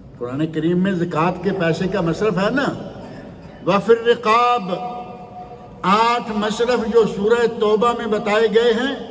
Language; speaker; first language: Urdu; native; Urdu